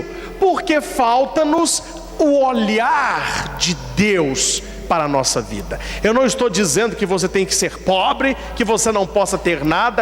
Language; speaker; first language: Portuguese; native; Portuguese